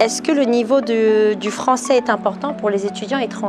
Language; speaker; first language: French; non-native, fluent; Korean